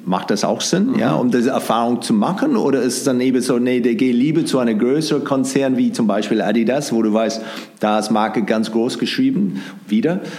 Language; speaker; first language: German; non-native, fluent; English